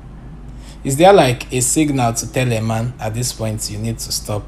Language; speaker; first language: English; non-native, local second language; Igbo